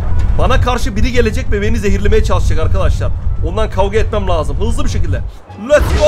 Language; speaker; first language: Turkish; native; Turkish